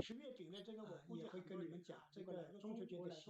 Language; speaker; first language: Chinese; native; Chinese